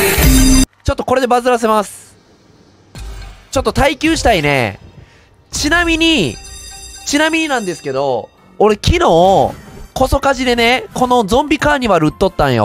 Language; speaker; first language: Japanese; native; Japanese